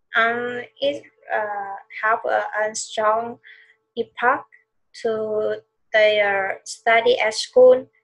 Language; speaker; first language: English; non-native, learner; Vietnamese